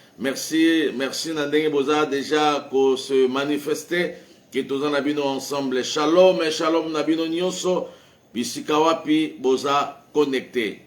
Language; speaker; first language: Lingala; non-native, local second language; Kongo